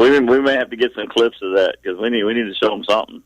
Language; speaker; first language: English; native; English